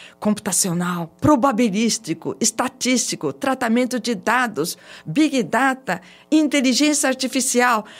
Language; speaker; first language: Portuguese; early bilingual, other home language; Japanese